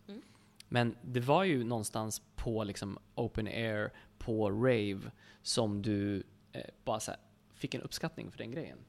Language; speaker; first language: Swedish; early bilingual, other home language; Kurdish